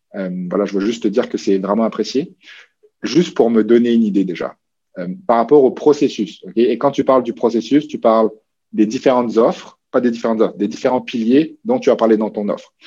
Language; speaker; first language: French; native; French